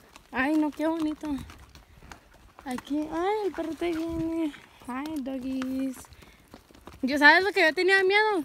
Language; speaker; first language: Spanish; early bilingual, heritage; Spanish